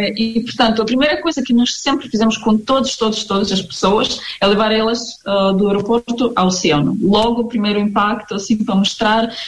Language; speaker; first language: Portuguese; non-native, fluent; Ukrainian